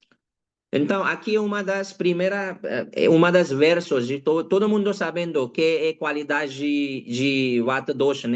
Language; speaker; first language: Portuguese; non-native, learner; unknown